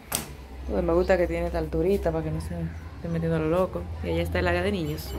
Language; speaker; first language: Spanish; native; Spanish